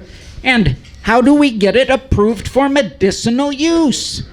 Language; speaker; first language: English; native; English